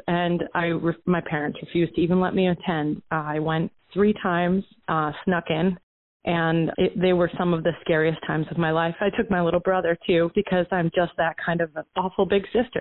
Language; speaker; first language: English; native; English